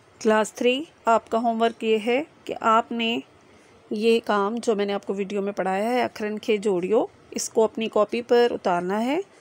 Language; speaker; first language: Urdu; non-native, local second language; Sindhi